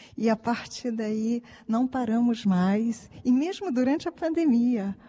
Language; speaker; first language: Portuguese; non-native, fluent; Japanese